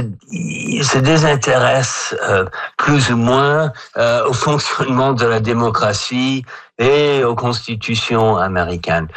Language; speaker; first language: French; non-native, fluent; English